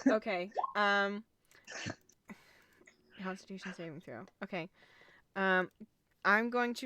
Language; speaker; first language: English; native; English